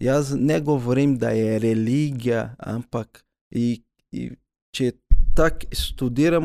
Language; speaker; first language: Slovenian; early bilingual, other home language; Portuguese